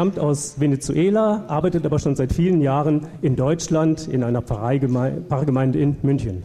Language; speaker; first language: German; native; German